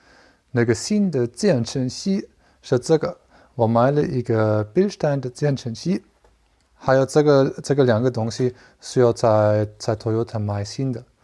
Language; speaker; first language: Chinese; non-native, learner; German